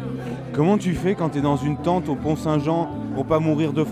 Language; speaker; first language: French; native; French